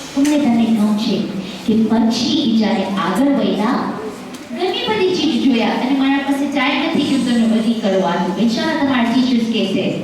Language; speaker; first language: Gujarati; early bilingual, heritage; Gujarati